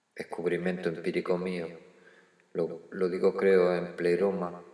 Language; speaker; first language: Spanish; native; Spanish